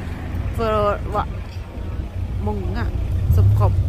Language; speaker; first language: Swedish; non-native, learner; Thai